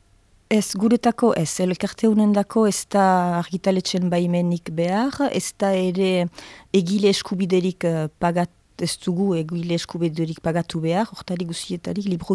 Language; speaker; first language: Basque; native; Basque